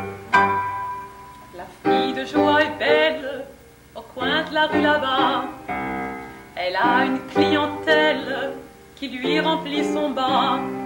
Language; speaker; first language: French; native; French